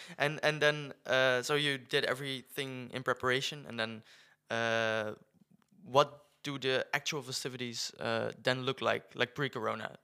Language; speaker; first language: English; non-native, fluent; Dutch